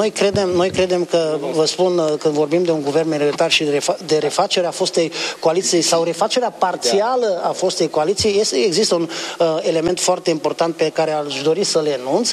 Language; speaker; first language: Romanian; non-native, local second language; Hungarian